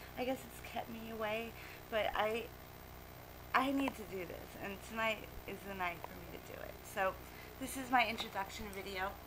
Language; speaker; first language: English; native; English